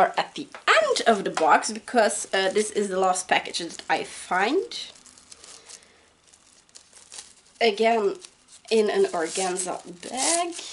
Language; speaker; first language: English; non-native, fluent; Dutch